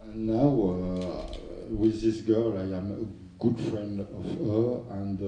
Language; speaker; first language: English; non-native, learner; French